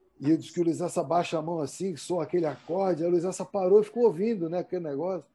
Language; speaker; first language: Portuguese; native; Portuguese